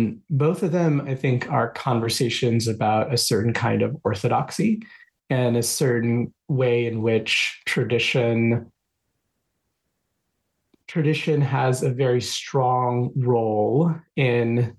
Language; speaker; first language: English; non-native, local second language; Bangla